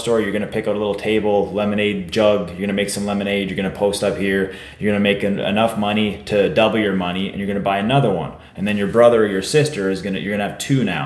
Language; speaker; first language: English; native; English